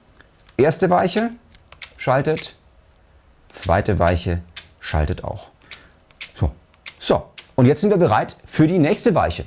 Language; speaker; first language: German; native; German